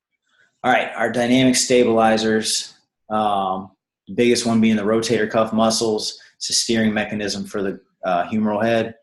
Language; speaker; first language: English; native; English